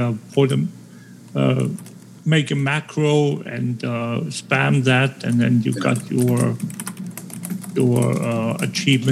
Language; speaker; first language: English; non-native, fluent; German